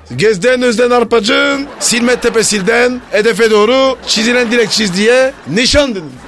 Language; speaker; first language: Turkish; non-native, learner; French